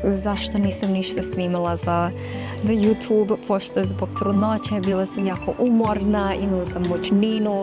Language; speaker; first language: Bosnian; non-native, fluent; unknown